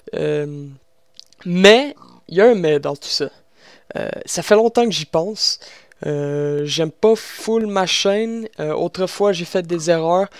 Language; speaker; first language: French; native; French